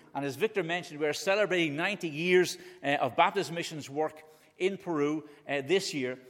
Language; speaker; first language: English; native; English